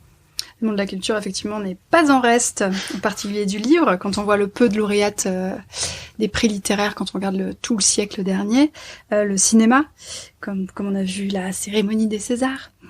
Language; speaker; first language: French; native; French